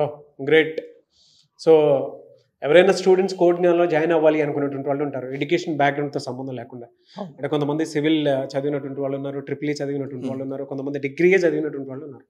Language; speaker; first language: Telugu; native; Telugu